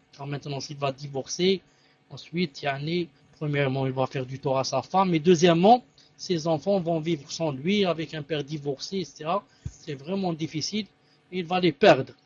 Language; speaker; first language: French; non-native, local second language; Arabic